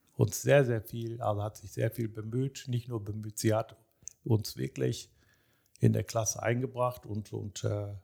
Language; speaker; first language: German; early bilingual, other home language; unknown